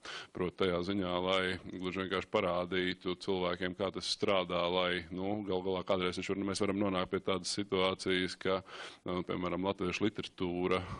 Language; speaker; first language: Latvian; native; Latvian